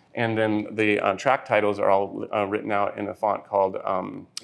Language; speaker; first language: English; native; English